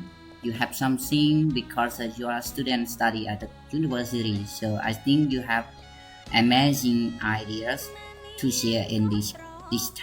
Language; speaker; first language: English; non-native, learner; Khmer